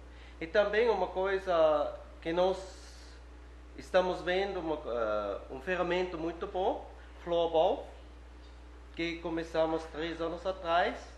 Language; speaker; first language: Portuguese; non-native, fluent; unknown